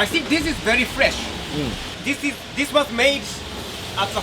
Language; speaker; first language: English; non-native, learner; Japanese